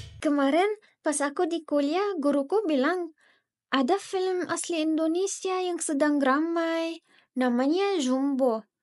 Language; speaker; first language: Indonesian; non-native, fluent; Arabic